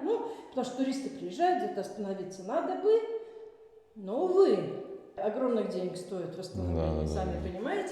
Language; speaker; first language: Russian; native; Russian